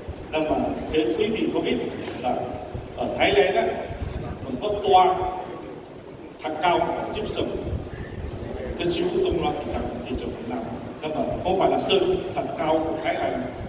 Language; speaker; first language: Vietnamese; non-native, fluent; Chinese